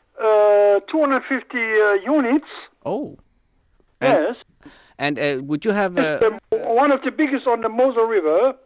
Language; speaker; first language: English; non-native, learner; Luxembourgish